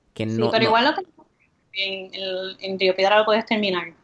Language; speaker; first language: Spanish; native; Spanish